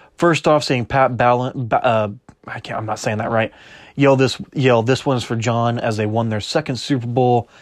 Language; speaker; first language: English; native; English